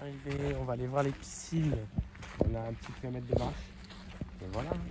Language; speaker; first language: French; native; French